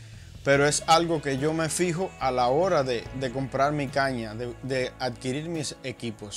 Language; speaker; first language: Spanish; native; Spanish